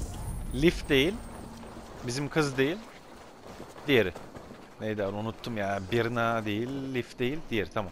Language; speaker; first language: Turkish; native; Turkish